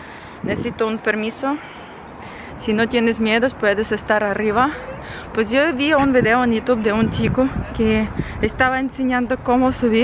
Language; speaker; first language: Spanish; non-native, fluent; Ukrainian